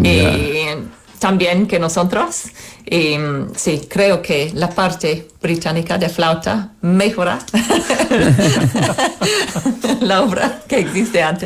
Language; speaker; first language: Spanish; non-native, learner; English